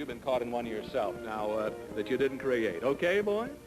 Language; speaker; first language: English; native; English